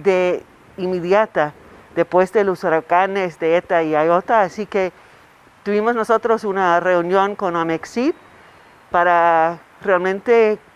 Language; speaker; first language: Spanish; non-native, fluent; English